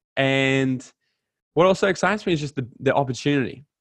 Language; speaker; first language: English; native; English